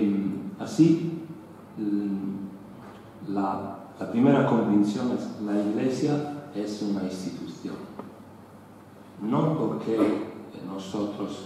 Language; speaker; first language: Spanish; non-native, learner; Italian